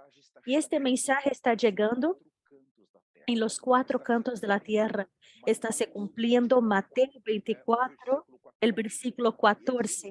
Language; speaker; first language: Spanish; non-native, fluent; Portuguese